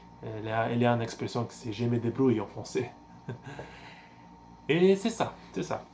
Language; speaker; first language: French; non-native, learner; Portuguese